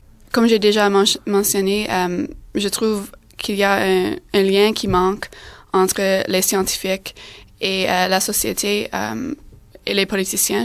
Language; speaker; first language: French; non-native, fluent; English